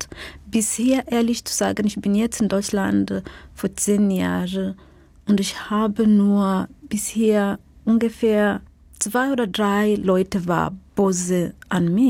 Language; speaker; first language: German; non-native, fluent; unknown